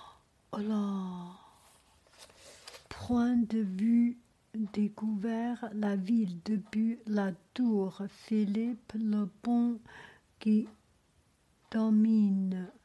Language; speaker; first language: French; non-native, learner; Chinese